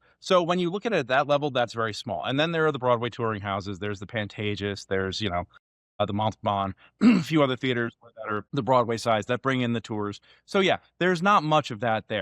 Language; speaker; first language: English; native; English